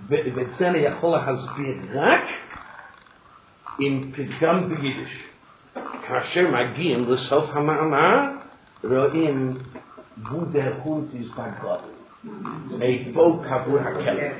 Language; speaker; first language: Hebrew; non-native, fluent; English